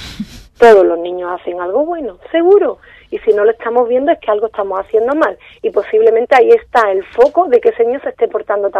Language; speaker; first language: Spanish; native; Spanish